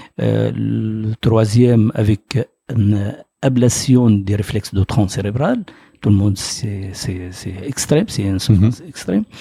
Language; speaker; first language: French; non-native, fluent; Arabic